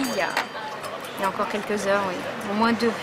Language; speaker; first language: French; native; French